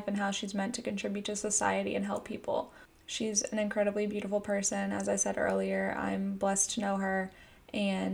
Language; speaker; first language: English; native; English